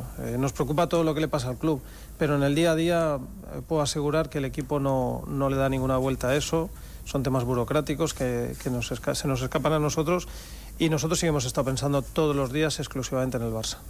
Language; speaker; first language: Spanish; native; Spanish